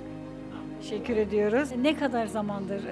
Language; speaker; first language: Turkish; native; Turkish